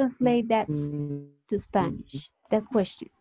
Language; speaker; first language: English; non-native, fluent; Spanish